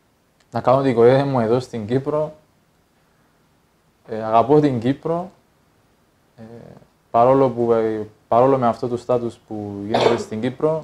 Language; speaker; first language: Greek; early bilingual, other home language; Persian